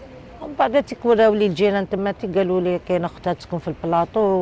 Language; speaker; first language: Arabic; native; Arabic